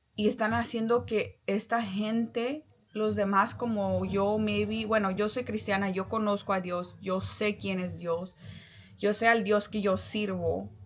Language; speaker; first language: Spanish; early bilingual, heritage; Spanish